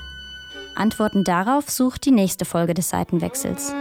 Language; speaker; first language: German; native; German